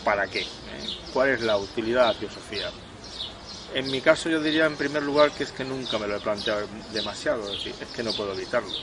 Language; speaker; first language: Spanish; native; Spanish